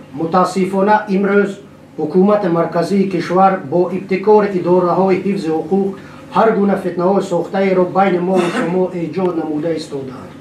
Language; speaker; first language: Tajik; non-native, local second language; Shughni